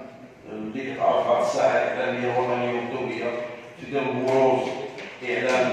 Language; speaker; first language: Arabic; native; Arabic